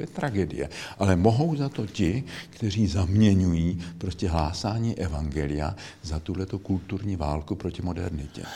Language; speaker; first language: Czech; native; Czech